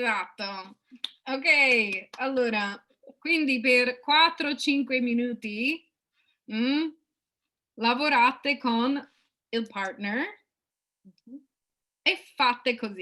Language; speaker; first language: Italian; non-native, fluent; English